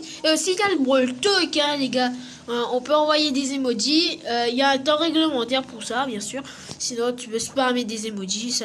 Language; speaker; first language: French; native; French